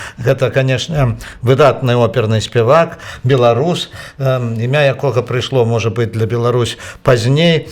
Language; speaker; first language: Belarusian; native; Belarusian